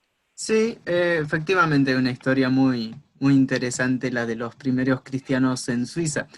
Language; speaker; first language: Spanish; native; Spanish